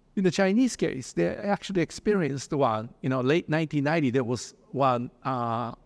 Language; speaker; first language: English; early bilingual, other home language; Japanese